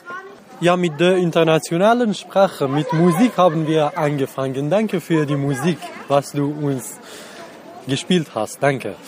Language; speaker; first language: German; non-native, fluent; Central Kurdish